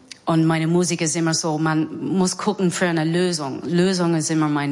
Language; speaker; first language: German; non-native, fluent; English